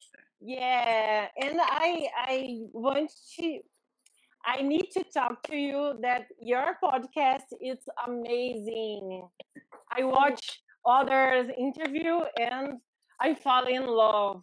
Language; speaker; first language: English; non-native, learner; Portuguese